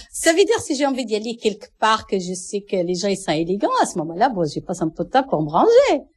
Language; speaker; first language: French; non-native, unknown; Arabic